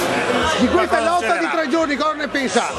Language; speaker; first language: Italian; native; Italian